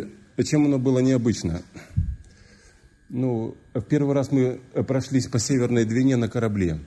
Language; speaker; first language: Russian; native; Russian